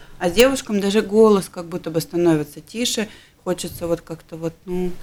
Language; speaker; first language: Russian; native; Russian